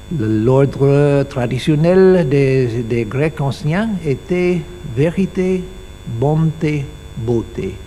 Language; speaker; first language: French; non-native, learner; English